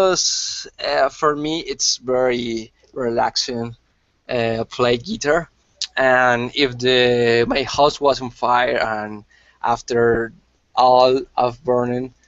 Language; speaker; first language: English; non-native, learner; Spanish